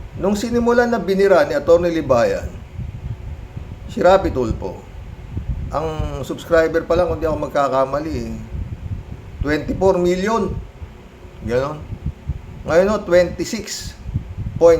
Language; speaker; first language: Filipino; native; Filipino